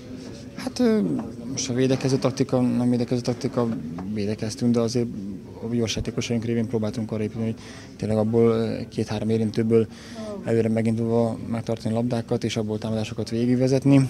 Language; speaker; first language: Hungarian; native; Hungarian